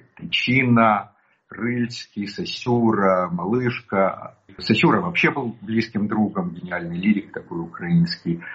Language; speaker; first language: Russian; native; Russian